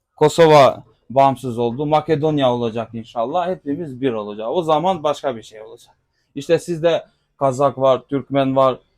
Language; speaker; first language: Turkish; non-native, local second language; Albanian